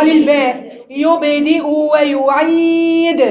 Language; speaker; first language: Arabic; native; Arabic